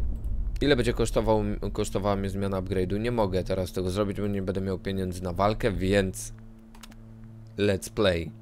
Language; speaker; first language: Polish; native; Polish